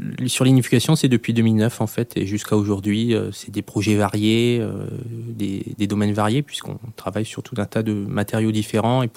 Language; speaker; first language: French; native; French